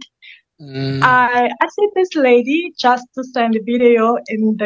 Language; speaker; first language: English; non-native, learner; French